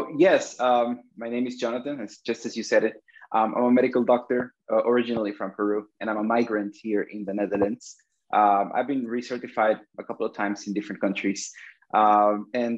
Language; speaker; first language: English; non-native, fluent; Spanish